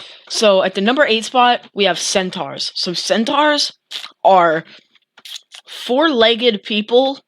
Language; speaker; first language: English; native; English